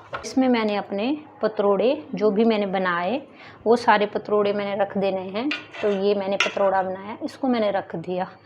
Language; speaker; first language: Hindi; non-native, local second language; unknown